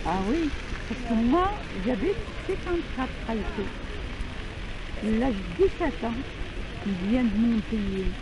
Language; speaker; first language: French; non-native, learner; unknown